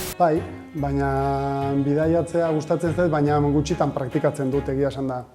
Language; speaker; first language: Basque; non-native, local second language; Spanish